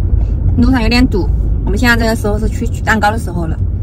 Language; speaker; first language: Chinese; native; Chinese